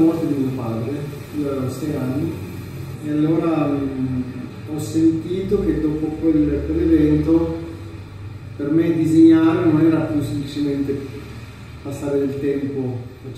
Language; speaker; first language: Italian; non-native, fluent; Albanian